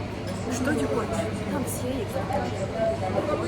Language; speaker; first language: Russian; non-native, learner; Mongolian